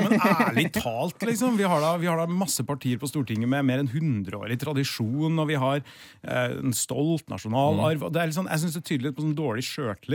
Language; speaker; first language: Norwegian; native; Norwegian